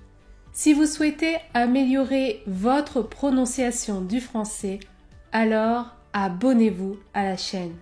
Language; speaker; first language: French; native; French